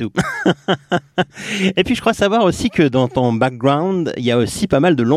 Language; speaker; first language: French; native; French